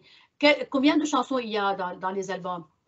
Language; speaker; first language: French; non-native, local second language; Arabic